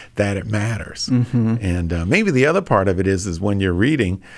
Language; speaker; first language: English; native; English